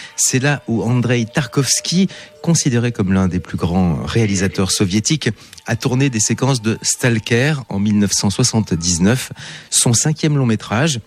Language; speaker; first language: French; native; French